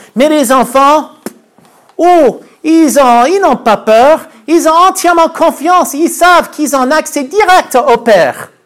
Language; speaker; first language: French; non-native, fluent; English